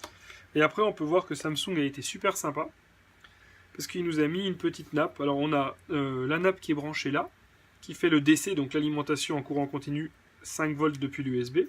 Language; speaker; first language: French; native; French